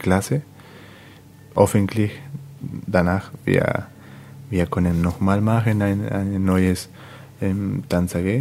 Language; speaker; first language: German; non-native, learner; Spanish